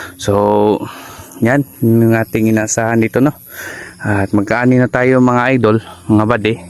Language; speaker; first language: Filipino; non-native, local second language; Hiligaynon